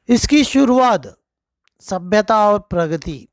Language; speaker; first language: Hindi; non-native, local second language; Telugu